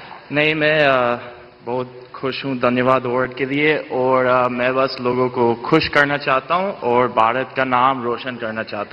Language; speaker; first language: Hindi; non-native, fluent; English